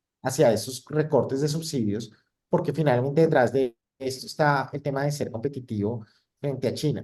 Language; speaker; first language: Spanish; native; Spanish